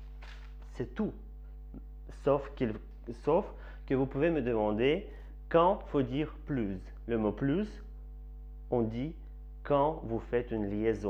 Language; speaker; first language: French; non-native, fluent; Russian